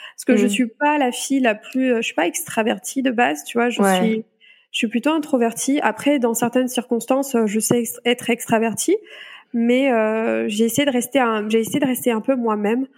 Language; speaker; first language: French; native; French